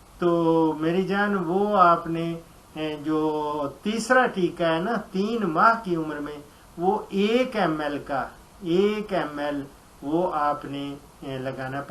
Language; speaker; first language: Urdu; non-native, local second language; Punjabi